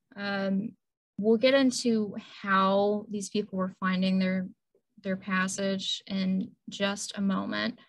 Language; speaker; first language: English; native; English